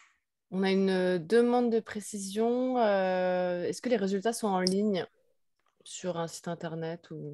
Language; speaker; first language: French; native; French